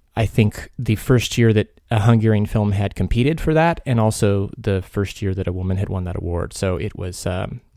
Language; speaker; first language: English; early bilingual, other home language; Hungarian